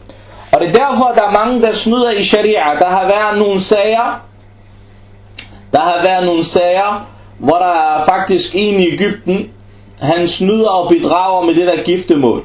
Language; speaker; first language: Danish; non-native, fluent; Arabic